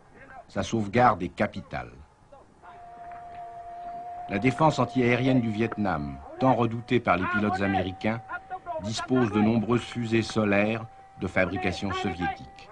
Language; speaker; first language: French; native; French